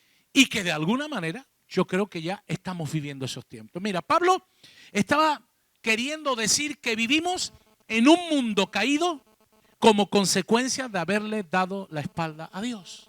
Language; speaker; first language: Spanish; native; Spanish